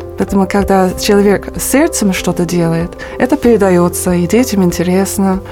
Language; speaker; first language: Russian; non-native, fluent; English